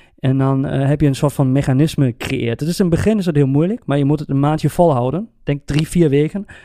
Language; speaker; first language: Dutch; non-native, fluent; German